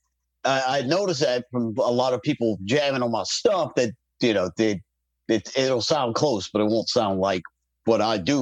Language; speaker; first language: English; native; English